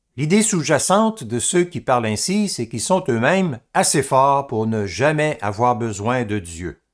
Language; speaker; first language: French; native; French